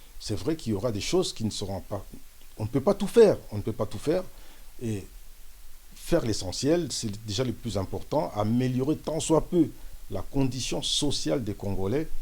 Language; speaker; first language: French; non-native, local second language; Lingala